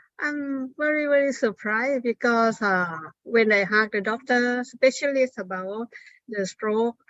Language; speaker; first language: English; non-native, learner; Thai